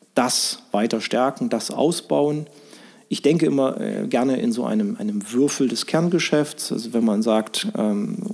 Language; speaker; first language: German; native; German